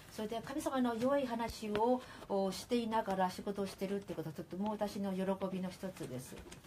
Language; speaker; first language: Japanese; non-native, fluent; Burmese